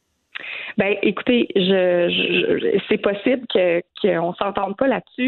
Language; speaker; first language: French; native; French